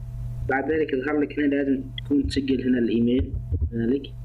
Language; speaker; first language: Arabic; native; Arabic